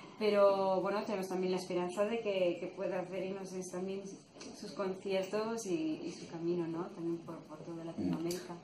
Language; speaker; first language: Spanish; native; Spanish